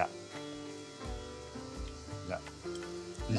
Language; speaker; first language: German; non-native, learner; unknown